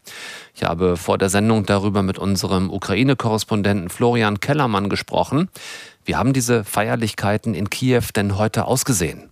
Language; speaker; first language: German; native; German